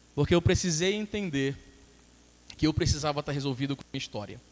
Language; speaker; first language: Portuguese; native; Portuguese